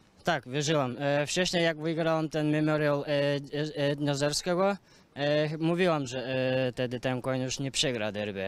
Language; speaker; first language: Polish; non-native, learner; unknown